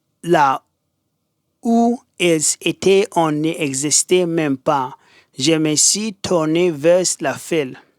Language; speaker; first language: French; non-native, learner; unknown